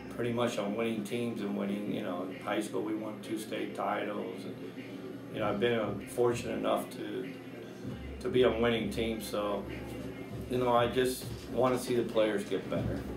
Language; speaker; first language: English; native; English